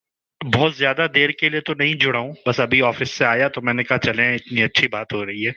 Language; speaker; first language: Urdu; native; Urdu